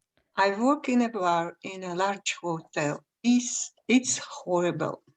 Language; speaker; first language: English; non-native, learner; Russian